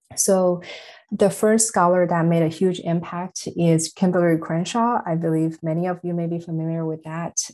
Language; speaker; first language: English; non-native, fluent; Chinese